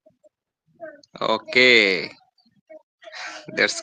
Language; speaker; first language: English; non-native, learner; Bangla